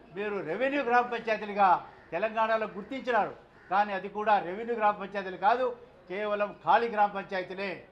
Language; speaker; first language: Telugu; non-native, local second language; Lambadi